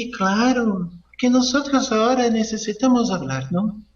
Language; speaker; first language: Spanish; non-native, learner; Portuguese